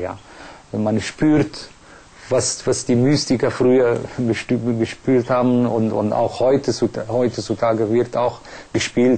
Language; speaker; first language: German; non-native, fluent; Persian